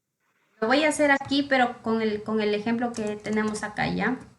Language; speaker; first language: Spanish; native; Spanish